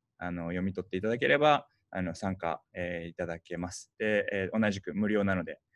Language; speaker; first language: Japanese; early bilingual, heritage; Japanese